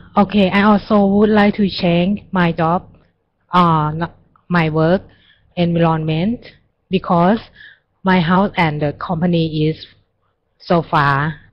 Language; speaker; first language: English; non-native, learner; Thai